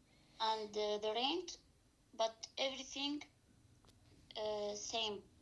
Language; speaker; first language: English; non-native, learner; Arabic